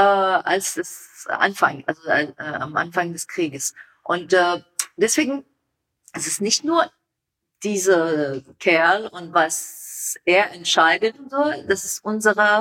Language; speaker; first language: German; non-native, learner; Persian